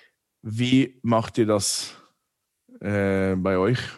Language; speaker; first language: German; non-native, fluent; English